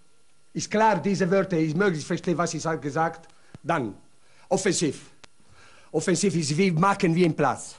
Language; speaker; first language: German; non-native, learner; Italian